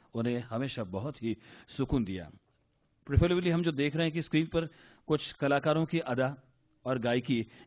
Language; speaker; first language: Hindi; non-native, local second language; Marathi